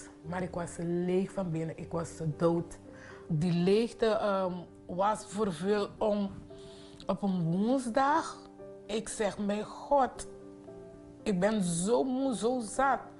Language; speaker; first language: Dutch; non-native, local second language; Papiamento